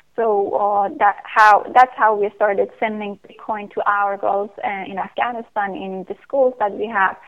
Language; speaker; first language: English; non-native, fluent; Persian